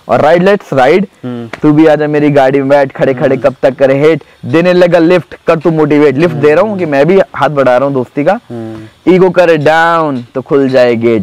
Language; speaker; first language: Hindi; non-native, local second language; Garhwali